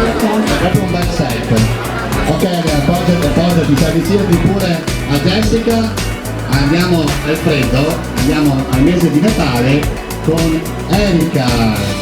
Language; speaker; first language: Italian; native; Italian